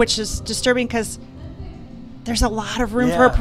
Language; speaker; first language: English; native; English